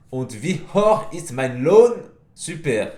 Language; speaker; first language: German; non-native, fluent; French